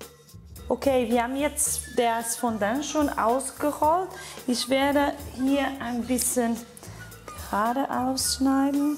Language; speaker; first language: German; non-native, fluent; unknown